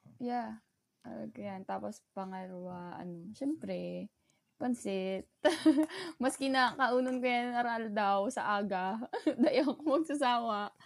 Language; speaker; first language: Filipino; non-native, local second language; Bikol